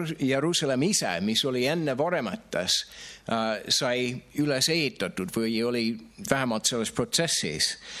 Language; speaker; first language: Estonian; non-native, fluent; English